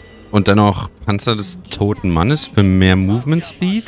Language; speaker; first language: German; native; German